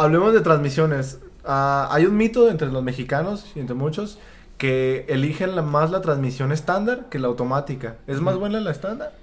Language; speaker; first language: Spanish; native; Spanish